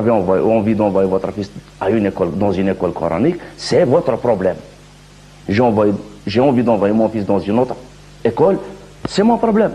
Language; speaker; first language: French; non-native, local second language; Kabyle